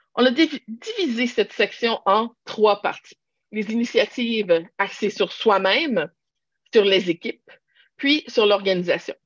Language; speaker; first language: French; native; French